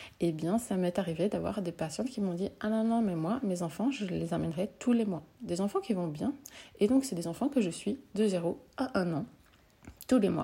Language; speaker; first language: French; native; French